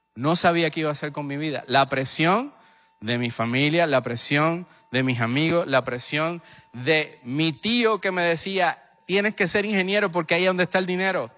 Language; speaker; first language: Spanish; early bilingual, other home language; English